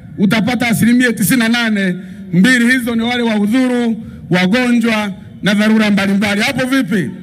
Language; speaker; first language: Swahili; non-native, local second language; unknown